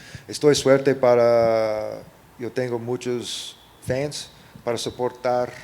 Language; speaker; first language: Spanish; early bilingual, heritage; English